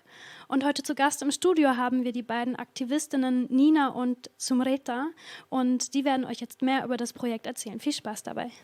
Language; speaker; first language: German; native; German